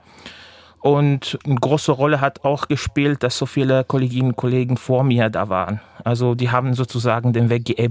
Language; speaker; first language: German; non-native, fluent; Arabic